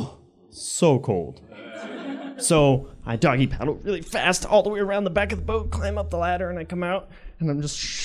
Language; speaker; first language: English; native; English